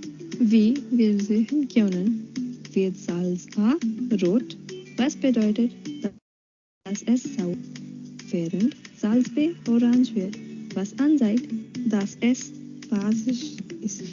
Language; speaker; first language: German; non-native, fluent; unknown